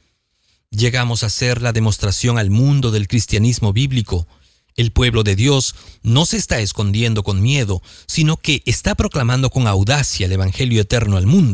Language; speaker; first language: Spanish; native; Spanish